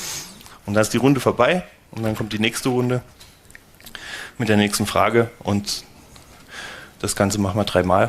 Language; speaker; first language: German; native; German